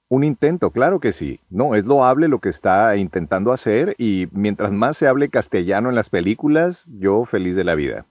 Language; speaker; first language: Spanish; native; Spanish